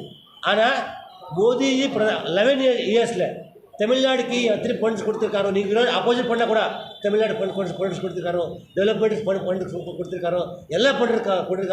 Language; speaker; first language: Tamil; non-native, learner; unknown